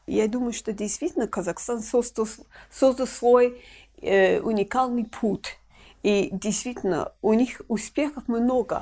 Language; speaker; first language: Russian; non-native, fluent; English